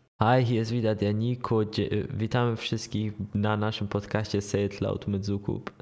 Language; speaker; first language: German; early bilingual, other home language; Polish